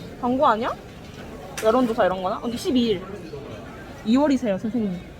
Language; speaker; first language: Korean; native; Korean